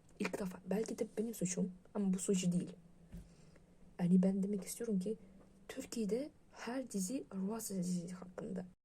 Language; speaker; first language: Turkish; non-native, learner; Russian